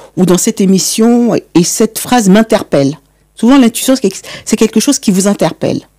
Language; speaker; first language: French; native; French